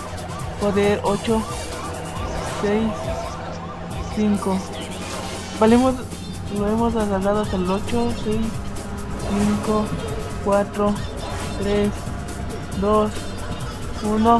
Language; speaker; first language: Spanish; native; Spanish